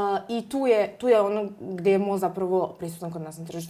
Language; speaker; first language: Serbian; native; Serbian